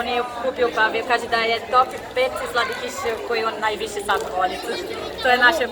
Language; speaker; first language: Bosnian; non-native, learner; Portuguese